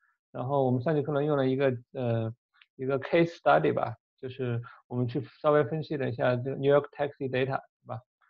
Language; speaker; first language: Chinese; native; Chinese